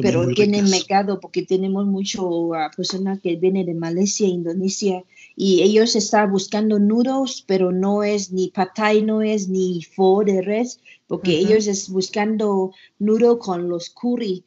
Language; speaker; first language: Spanish; non-native, learner; Thai